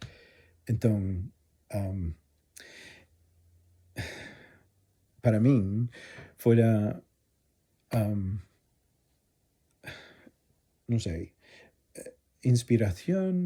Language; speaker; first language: Galician; non-native, fluent; English